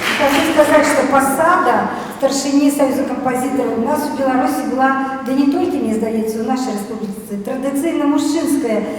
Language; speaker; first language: Belarusian; non-native, local second language; Russian